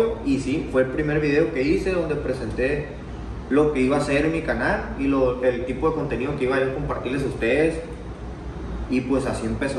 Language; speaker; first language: Spanish; native; Spanish